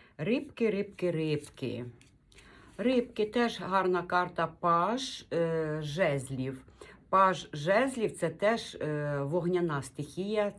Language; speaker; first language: Ukrainian; non-native, local second language; Russian